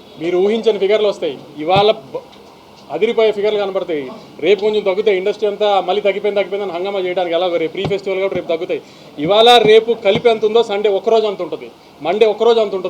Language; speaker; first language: Telugu; native; Telugu